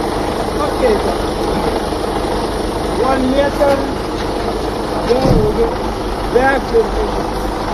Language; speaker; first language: English; non-native, learner; Russian